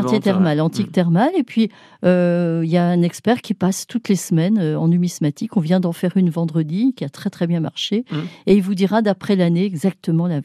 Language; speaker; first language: French; native; French